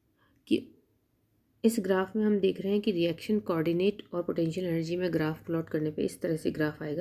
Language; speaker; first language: Hindi; native; Hindi